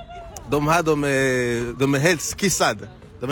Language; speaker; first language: Swedish; non-native, learner; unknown